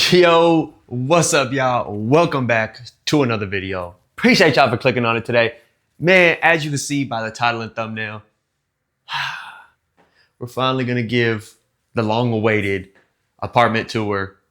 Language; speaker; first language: English; native; English